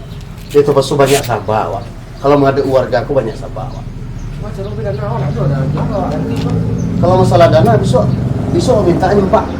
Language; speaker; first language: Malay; non-native, local second language; Minangkabau